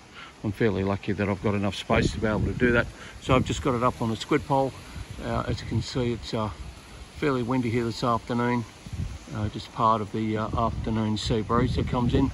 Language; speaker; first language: English; native; English